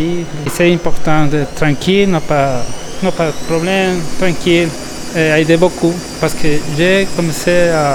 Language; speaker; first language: French; non-native, learner; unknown